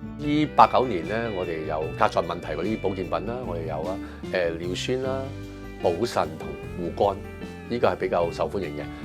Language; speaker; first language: Cantonese; early bilingual, heritage; Cantonese